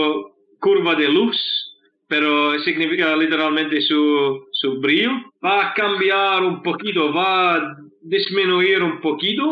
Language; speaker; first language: Spanish; non-native, fluent; English